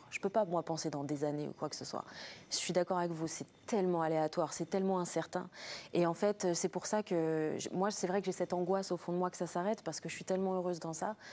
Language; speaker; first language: French; native; French